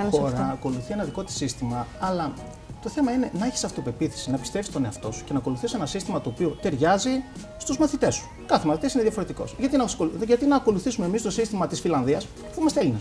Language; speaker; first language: Greek; native; Greek